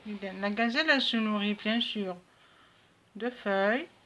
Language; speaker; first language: French; non-native, local second language; Arabic